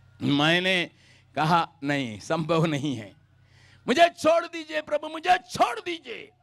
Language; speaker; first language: Hindi; non-native, local second language; Tamil